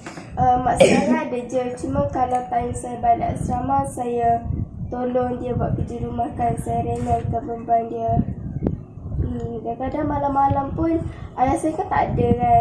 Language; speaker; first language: Malay; native; Malay